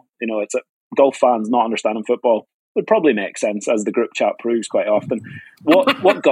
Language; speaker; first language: English; native; English